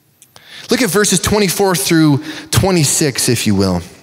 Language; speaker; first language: English; native; English